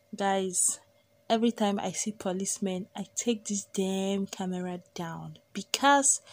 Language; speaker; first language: English; non-native, local second language; Igbo